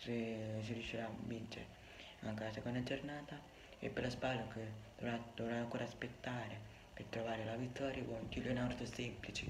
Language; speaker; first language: Italian; native; Italian